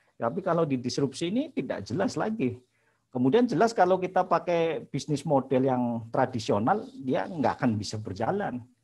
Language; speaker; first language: Indonesian; native; Indonesian